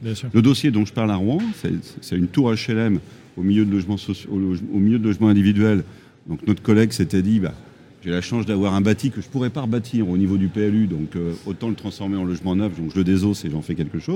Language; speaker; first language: French; native; French